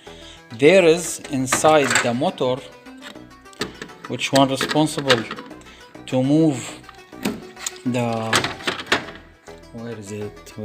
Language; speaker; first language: English; non-native, fluent; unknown